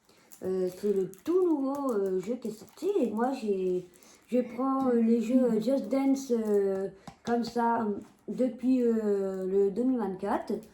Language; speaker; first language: French; native; French